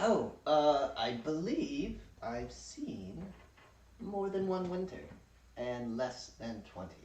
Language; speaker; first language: English; native; English